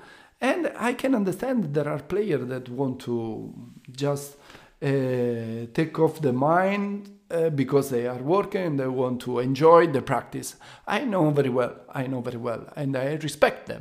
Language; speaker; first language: English; non-native, learner; Italian